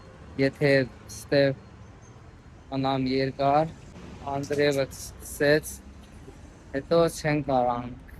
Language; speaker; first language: Armenian; non-native, learner; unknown